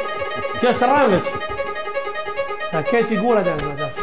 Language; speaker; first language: Albanian; native; Albanian